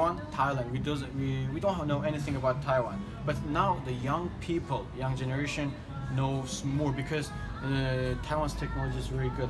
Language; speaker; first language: English; non-native, fluent; Turkish